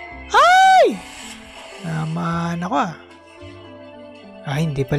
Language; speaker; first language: Filipino; native; Filipino